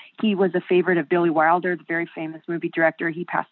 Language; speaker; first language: English; native; English